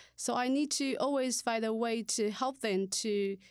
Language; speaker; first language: English; non-native, learner; Chinese